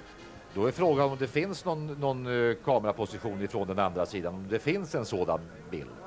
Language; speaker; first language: Swedish; native; Swedish